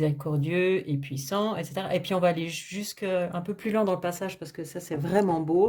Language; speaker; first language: French; native; French